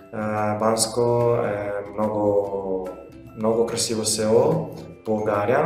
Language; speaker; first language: Bulgarian; non-native, learner; Italian